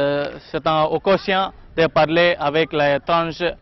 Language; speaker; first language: French; non-native, learner; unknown